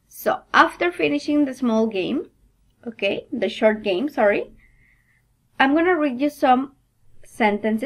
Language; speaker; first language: English; non-native, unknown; Spanish